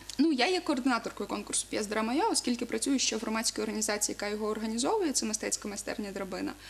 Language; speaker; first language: Ukrainian; native; Ukrainian